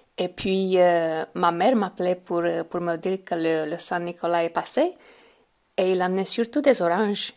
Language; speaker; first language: French; non-native, fluent; Romanian